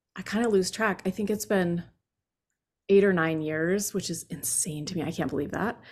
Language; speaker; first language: English; native; English